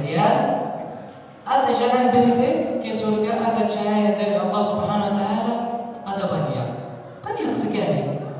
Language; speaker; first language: Indonesian; non-native, learner; Arabic